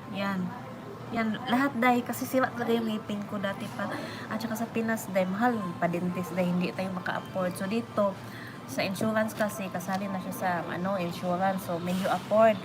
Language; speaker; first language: Filipino; non-native, local second language; Waray